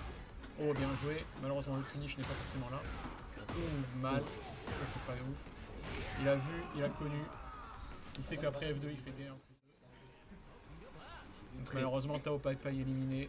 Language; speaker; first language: French; native; French